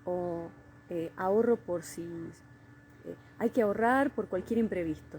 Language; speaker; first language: Spanish; native; Spanish